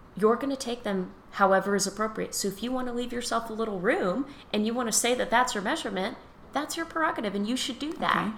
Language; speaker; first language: English; native; English